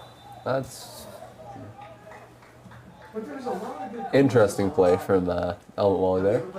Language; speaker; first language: English; native; English